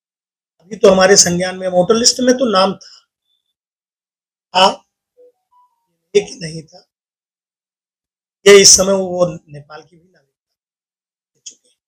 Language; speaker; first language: Hindi; native; Hindi